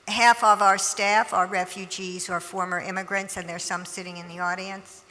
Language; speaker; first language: English; native; English